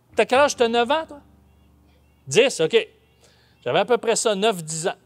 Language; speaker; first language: French; native; French